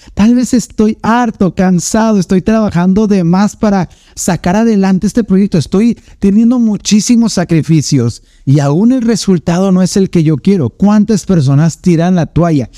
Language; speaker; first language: Spanish; native; Spanish